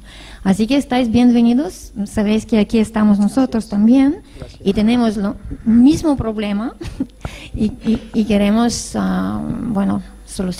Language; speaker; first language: Spanish; non-native, fluent; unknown